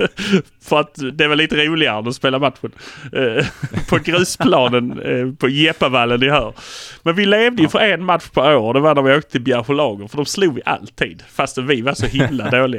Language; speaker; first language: Swedish; native; Swedish